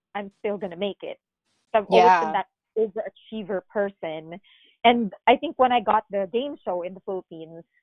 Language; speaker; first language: English; non-native, local second language; Filipino